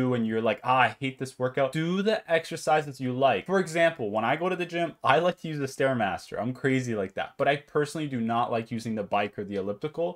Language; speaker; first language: English; native; English